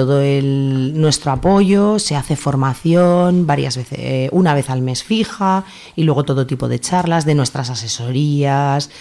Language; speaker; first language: Spanish; native; Spanish